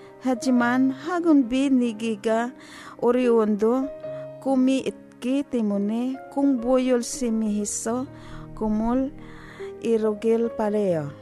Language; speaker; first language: Korean; non-native, learner; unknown